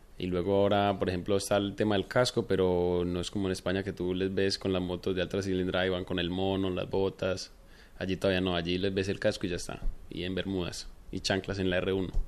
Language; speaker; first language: Spanish; native; Spanish